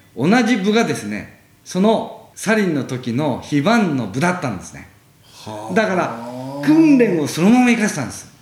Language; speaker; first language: Japanese; native; Japanese